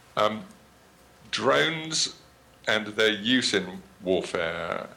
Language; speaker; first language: English; native; English